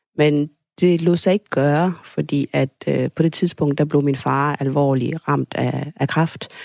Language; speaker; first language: Danish; early bilingual, other home language; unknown